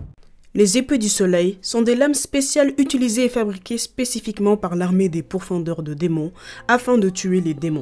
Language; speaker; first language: French; native; French